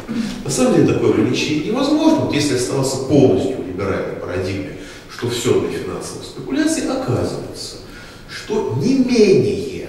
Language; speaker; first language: Russian; native; Russian